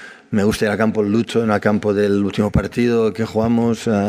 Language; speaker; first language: Spanish; non-native, local second language; Catalan